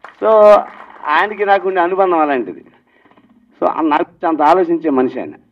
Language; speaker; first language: Telugu; native; Telugu